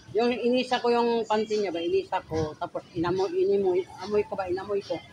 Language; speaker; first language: Filipino; non-native, local second language; Cebuano